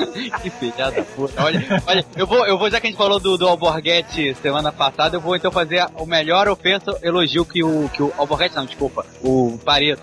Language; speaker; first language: Portuguese; native; Portuguese